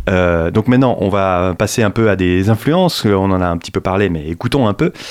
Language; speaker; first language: French; native; French